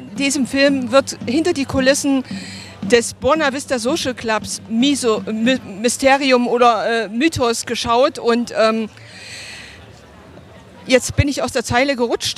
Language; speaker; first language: German; native; German